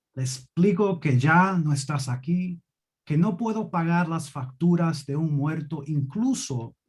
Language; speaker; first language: Spanish; early bilingual, other home language; English